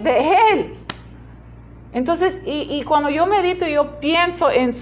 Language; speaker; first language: Spanish; native; Spanish